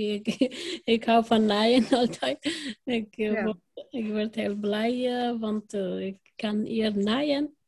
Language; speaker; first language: Dutch; non-native, learner; Persian